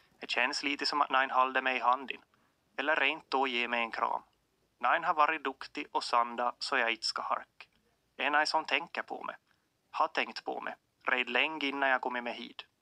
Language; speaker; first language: Swedish; native; Swedish